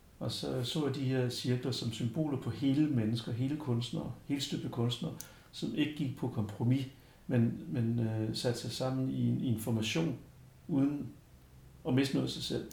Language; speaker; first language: Danish; early bilingual, other home language; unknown